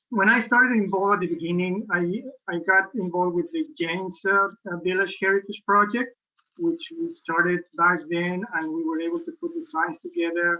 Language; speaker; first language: English; non-native, fluent; Spanish